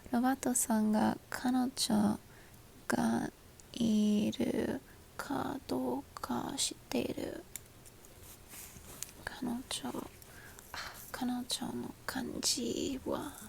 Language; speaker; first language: Japanese; non-native, learner; English